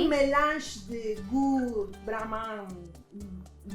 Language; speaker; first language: French; non-native, fluent; Spanish